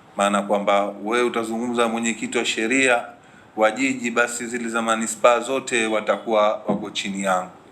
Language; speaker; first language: Swahili; native; Swahili